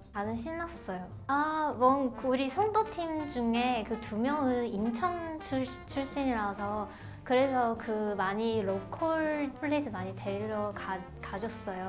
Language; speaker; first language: Korean; non-native, fluent; Chinese